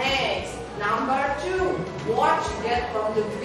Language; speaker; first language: English; non-native, learner; Indonesian